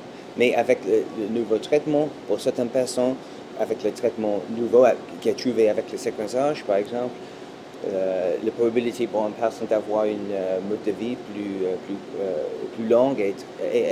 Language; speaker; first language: French; non-native, fluent; English